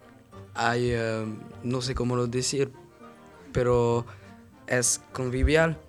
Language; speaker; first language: Spanish; non-native, learner; French